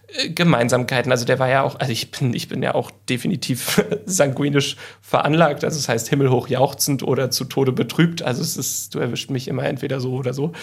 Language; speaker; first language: German; native; German